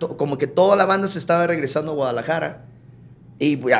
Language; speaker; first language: Spanish; early bilingual, heritage; Spanish